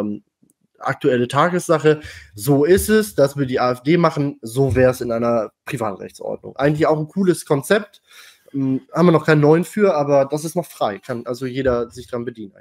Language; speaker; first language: German; native; German